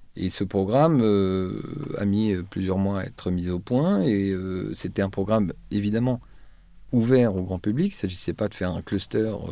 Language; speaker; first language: French; native; French